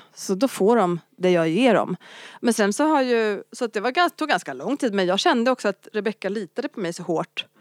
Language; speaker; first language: Swedish; non-native, local second language; French